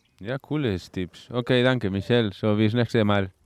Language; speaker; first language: German; non-native, learner; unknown